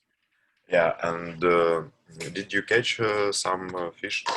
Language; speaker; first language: English; non-native, learner; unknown